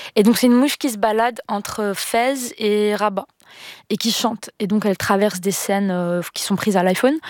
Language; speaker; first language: French; non-native, local second language; Arabic